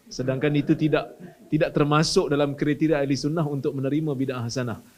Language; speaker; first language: Malay; native; Malay